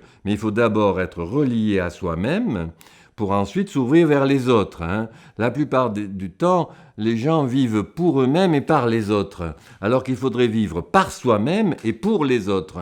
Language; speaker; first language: French; native; French